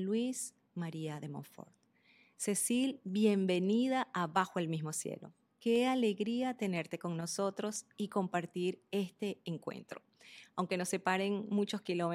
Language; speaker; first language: Spanish; native; Spanish